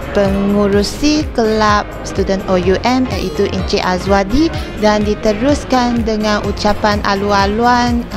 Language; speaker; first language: Malay; non-native, local second language; Chinese